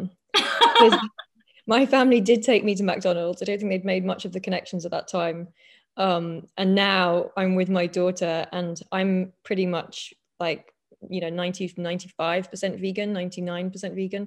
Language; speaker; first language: English; native; English